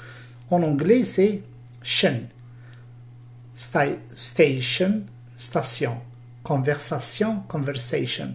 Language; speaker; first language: French; non-native, local second language; Arabic